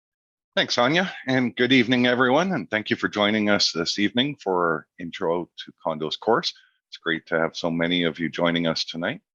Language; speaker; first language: English; native; English